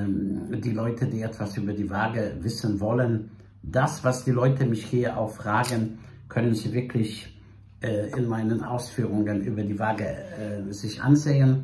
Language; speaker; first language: German; non-native, fluent; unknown